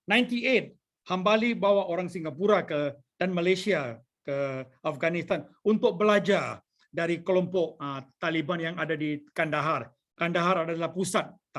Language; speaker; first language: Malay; non-native, local second language; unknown